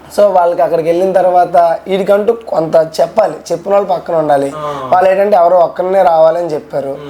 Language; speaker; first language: Telugu; native; Telugu